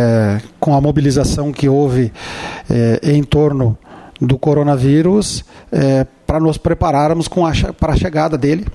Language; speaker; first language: Portuguese; native; Portuguese